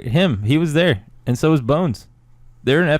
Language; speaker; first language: English; native; English